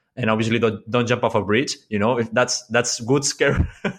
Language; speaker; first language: English; non-native, fluent; Spanish